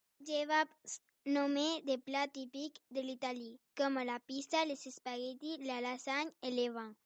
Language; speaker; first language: French; non-native, learner; Spanish